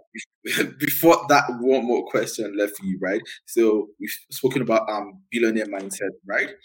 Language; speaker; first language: English; non-native, local second language; Yoruba